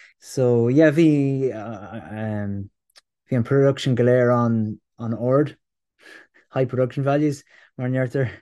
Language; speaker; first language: Irish; non-native, local second language; English